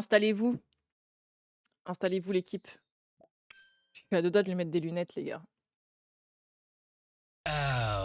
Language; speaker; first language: French; native; French